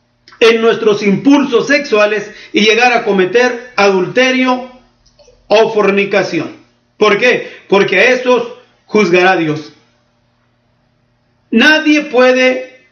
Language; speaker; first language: Spanish; native; Spanish